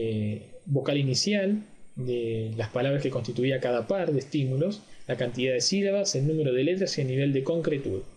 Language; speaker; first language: Spanish; native; Spanish